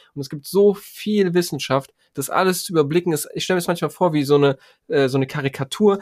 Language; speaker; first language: German; native; German